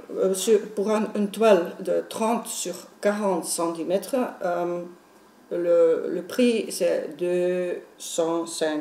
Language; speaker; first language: French; non-native, local second language; Dutch